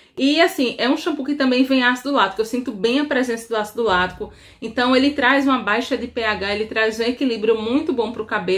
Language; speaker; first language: Portuguese; native; Portuguese